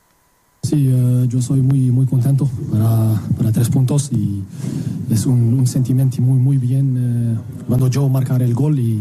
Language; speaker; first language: Spanish; non-native, learner; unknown